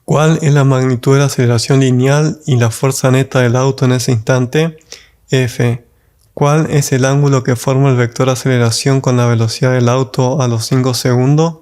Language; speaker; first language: Spanish; native; Spanish